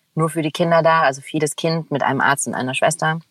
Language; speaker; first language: German; native; German